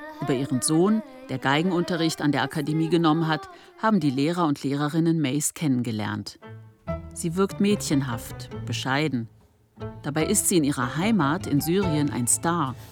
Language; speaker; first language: German; native; German